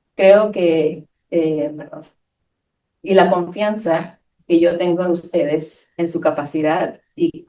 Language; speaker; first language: Spanish; early bilingual, other home language; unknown